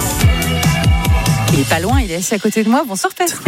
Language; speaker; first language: French; native; French